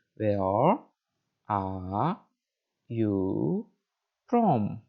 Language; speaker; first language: English; non-native, learner; Korean